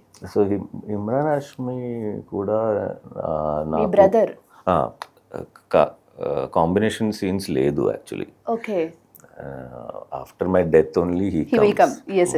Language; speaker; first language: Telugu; non-native, learner; Malayalam